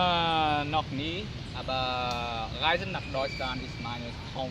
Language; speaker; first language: German; non-native, learner; Vietnamese